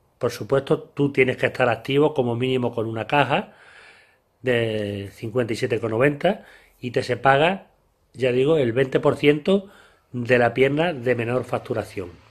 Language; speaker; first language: Spanish; native; Spanish